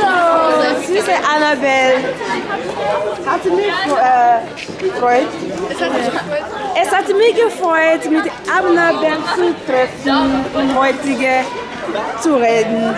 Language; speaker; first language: German; non-native, learner; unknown